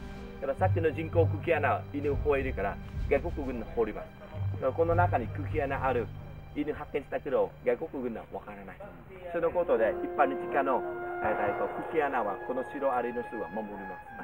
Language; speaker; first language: Japanese; non-native, learner; Vietnamese